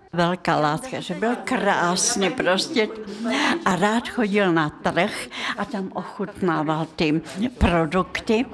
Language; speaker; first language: Czech; non-native, fluent; Russian